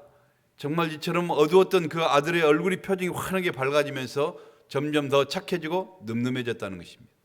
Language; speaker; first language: Korean; native; Korean